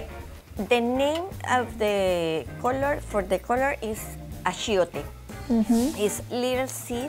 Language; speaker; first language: English; non-native, learner; Spanish